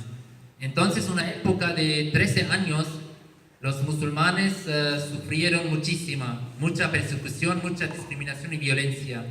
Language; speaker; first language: Spanish; non-native, learner; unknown